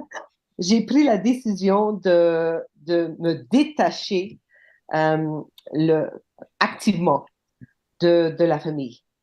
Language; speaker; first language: French; non-native, local second language; English